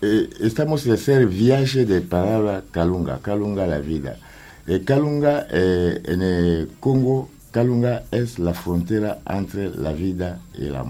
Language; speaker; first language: Spanish; non-native, learner; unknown